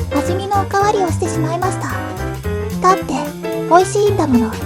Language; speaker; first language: Japanese; native; Japanese